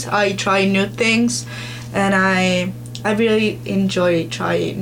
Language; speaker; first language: English; non-native, learner; Italian